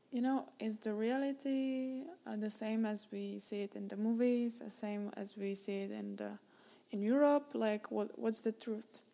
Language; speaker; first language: English; non-native, fluent; Czech